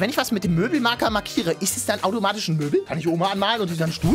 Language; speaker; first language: German; native; German